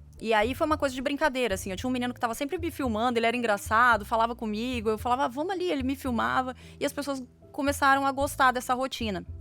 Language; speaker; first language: Portuguese; native; Portuguese